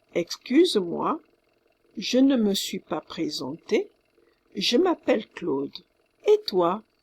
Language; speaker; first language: French; non-native, fluent; English